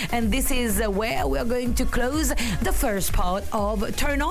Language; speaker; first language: English; non-native, local second language; Morisyen